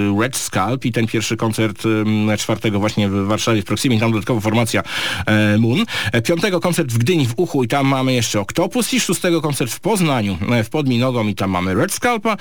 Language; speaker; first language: Polish; native; Polish